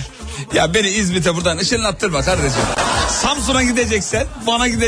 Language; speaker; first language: Turkish; native; Turkish